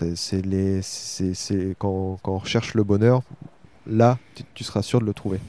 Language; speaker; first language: French; native; French